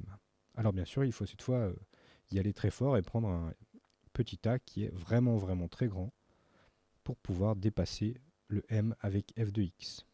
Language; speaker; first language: French; native; French